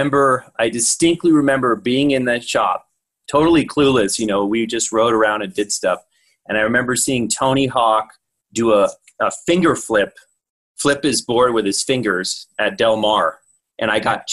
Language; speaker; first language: English; native; English